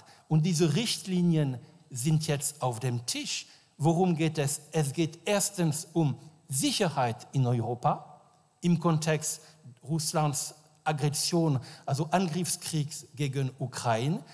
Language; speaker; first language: German; non-native, fluent; French